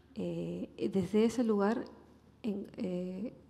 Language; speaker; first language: Spanish; native; Spanish